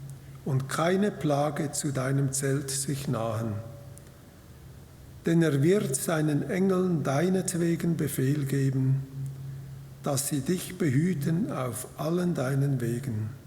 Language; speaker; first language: German; native; German